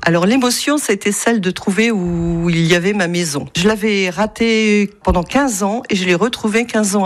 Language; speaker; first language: French; native; French